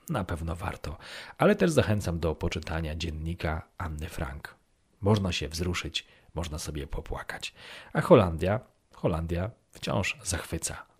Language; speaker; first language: Polish; native; Polish